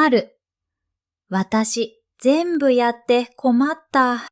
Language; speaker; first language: Japanese; non-native, fluent; Vietnamese